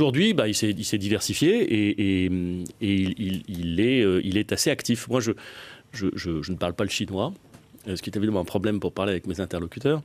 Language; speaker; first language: French; native; French